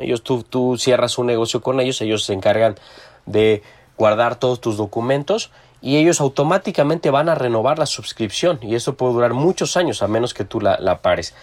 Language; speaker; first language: Spanish; native; Spanish